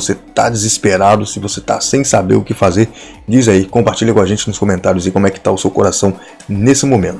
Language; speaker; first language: Portuguese; native; Portuguese